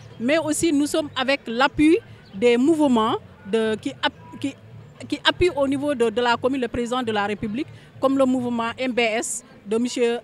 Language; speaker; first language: French; non-native, local second language; Fula